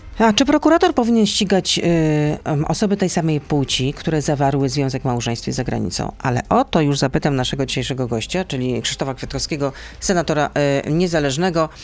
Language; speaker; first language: Polish; native; Polish